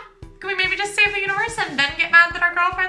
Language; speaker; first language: English; native; English